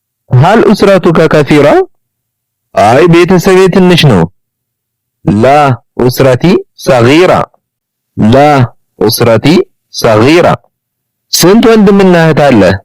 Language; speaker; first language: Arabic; non-native, fluent; Amharic